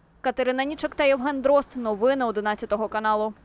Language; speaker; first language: Ukrainian; native; Ukrainian